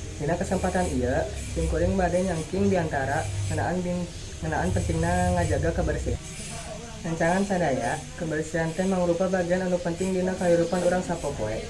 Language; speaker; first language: Sundanese; non-native, local second language; Javanese